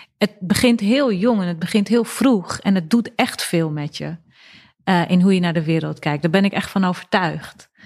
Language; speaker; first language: Dutch; early bilingual, other home language; Persian